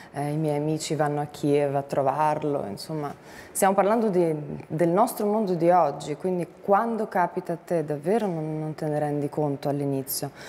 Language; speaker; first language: Italian; non-native, fluent; Ukrainian